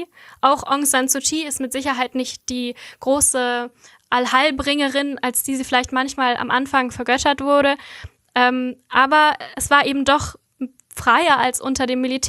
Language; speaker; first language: German; native; German